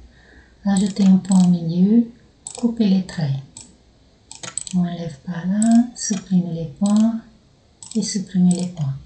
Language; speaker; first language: French; non-native, fluent; Portuguese